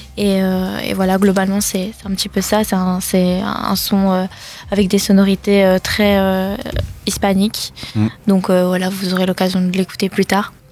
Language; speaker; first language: French; native; French